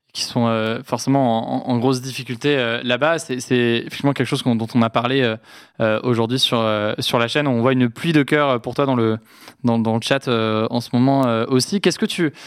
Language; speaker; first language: French; native; French